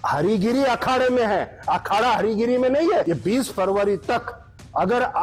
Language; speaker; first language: Hindi; non-native, local second language; Gujarati